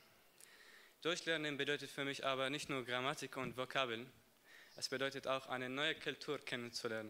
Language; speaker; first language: German; non-native, learner; Arabic